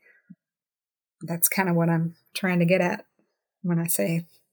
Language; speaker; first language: English; native; English